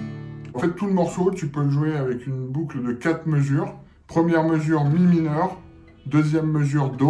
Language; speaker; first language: French; native; French